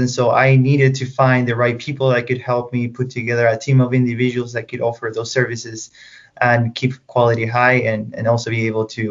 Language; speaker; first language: English; non-native, fluent; Spanish